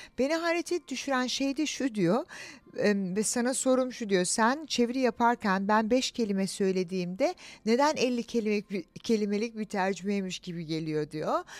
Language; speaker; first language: Turkish; early bilingual, heritage; Turkish